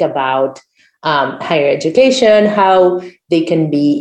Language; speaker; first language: English; non-native, fluent; Spanish